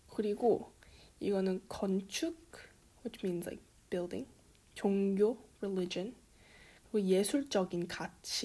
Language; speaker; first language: Korean; early bilingual, heritage; Korean